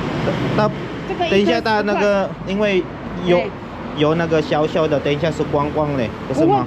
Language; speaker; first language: Chinese; non-native, learner; Filipino